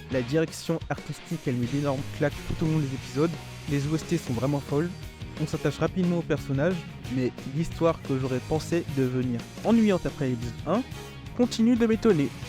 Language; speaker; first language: French; native; French